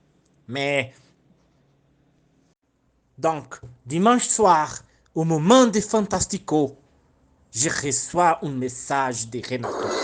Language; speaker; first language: French; non-native, learner; Portuguese